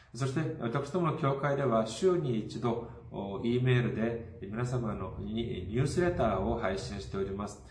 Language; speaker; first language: Japanese; non-native, fluent; Korean